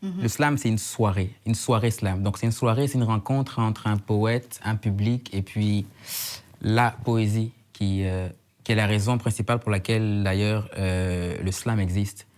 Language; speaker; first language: French; native; French